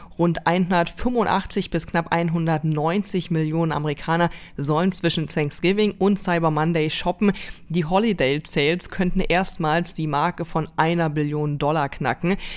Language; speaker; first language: German; native; German